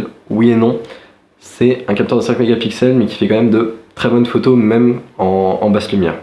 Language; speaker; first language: French; native; French